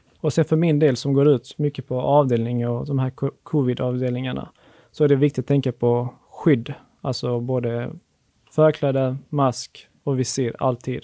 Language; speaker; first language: Swedish; native; Swedish